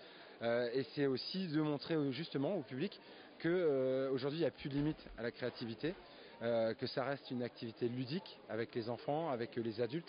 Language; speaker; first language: French; native; French